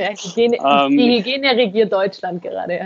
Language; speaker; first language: German; native; German